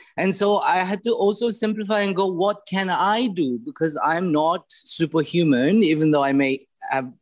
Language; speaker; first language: English; non-native, fluent; Romanian